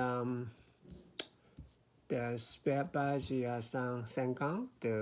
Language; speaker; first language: French; non-native, learner; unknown